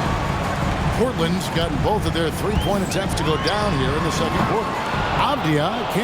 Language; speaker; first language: English; native; English